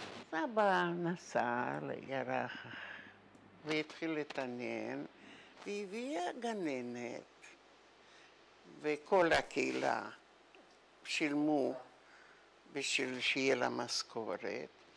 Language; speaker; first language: Hebrew; non-native, fluent; Yiddish